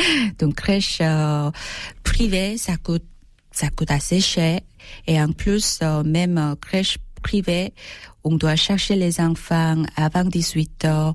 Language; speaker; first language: French; non-native, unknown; Korean